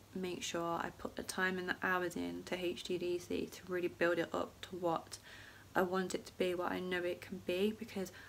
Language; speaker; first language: English; native; English